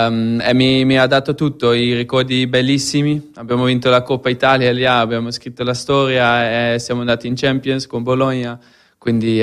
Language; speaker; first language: Italian; non-native, fluent; Dutch